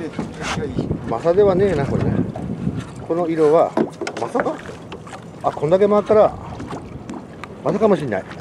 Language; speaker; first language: Japanese; native; Japanese